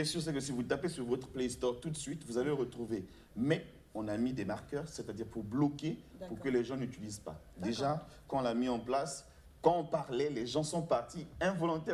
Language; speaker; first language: French; non-native, local second language; Lingala